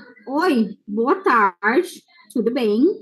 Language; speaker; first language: Portuguese; non-native, fluent; English